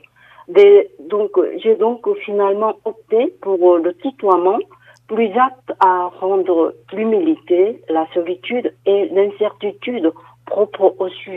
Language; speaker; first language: French; non-native, fluent; Korean